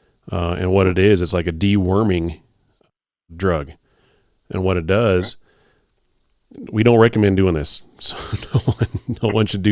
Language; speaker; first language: English; native; English